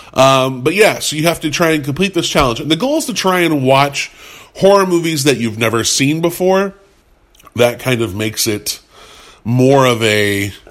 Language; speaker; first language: English; native; English